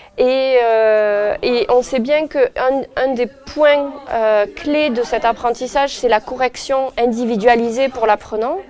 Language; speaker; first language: French; native; French